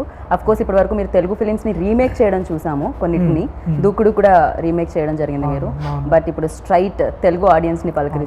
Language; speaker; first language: Telugu; native; Telugu